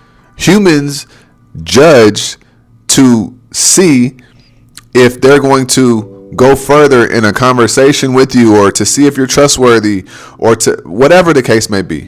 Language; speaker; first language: English; native; English